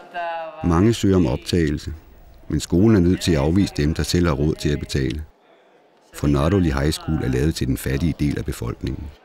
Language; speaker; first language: Danish; native; Danish